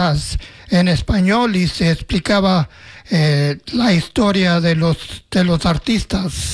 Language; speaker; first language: Spanish; early bilingual, heritage; Spanish